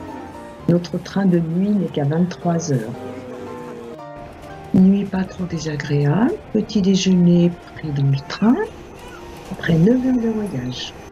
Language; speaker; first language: French; native; French